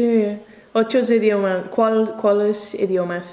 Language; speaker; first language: Spanish; non-native, learner; English